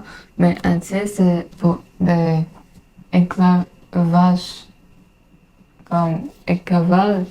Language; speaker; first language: French; non-native, learner; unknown